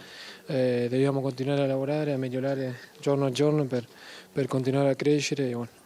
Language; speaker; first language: Italian; non-native, learner; Spanish